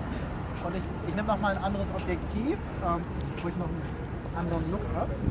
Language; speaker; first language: German; native; German